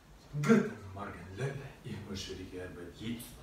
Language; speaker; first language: German; non-native, learner; Russian